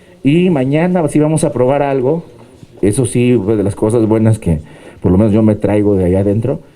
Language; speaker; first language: Spanish; native; Spanish